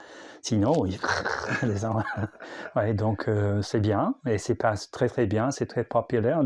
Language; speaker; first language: French; non-native, learner; English